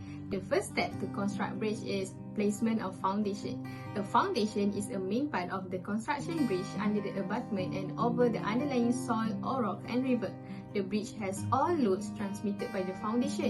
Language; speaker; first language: English; non-native, local second language; Malay